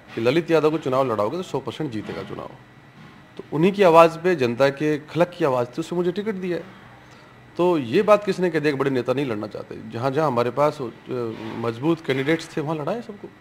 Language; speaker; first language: Hindi; native; Hindi